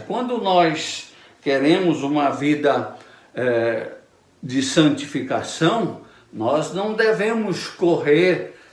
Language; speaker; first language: Portuguese; native; Portuguese